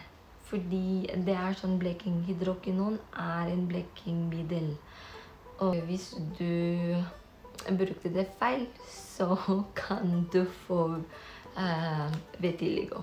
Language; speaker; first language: Norwegian; non-native, fluent; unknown